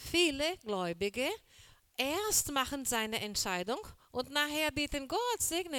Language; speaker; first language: German; non-native, learner; Portuguese